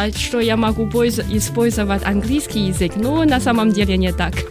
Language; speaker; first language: Russian; non-native, learner; Chinese